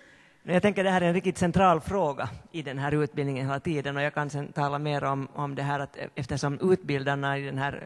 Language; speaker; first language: Swedish; native; Swedish